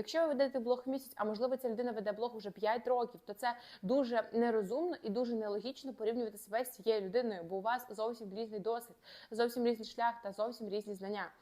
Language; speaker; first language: Ukrainian; native; Ukrainian